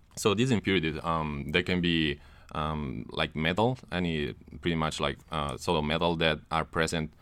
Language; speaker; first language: English; non-native, fluent; Italian